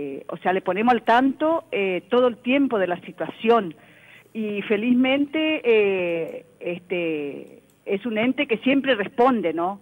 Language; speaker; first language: Spanish; native; Spanish